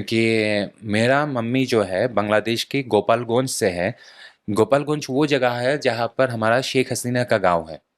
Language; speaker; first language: Hindi; non-native, local second language; Bangla